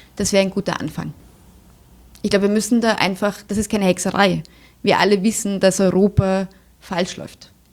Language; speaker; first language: German; native; German